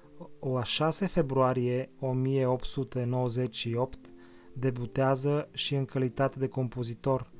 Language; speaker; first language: Romanian; non-native, fluent; Bulgarian